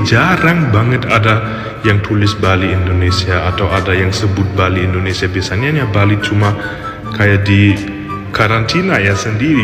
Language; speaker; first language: Indonesian; non-native, fluent; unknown